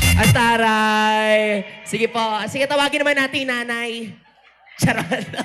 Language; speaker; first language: Filipino; native; Filipino